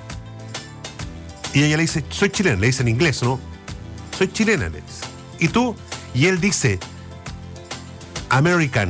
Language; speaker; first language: Spanish; native; Spanish